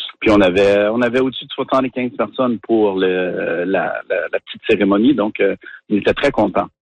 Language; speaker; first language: French; native; French